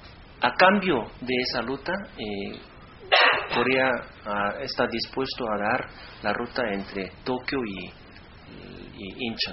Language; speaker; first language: Spanish; non-native, fluent; Korean